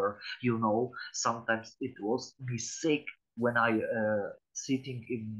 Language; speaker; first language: English; non-native, learner; Polish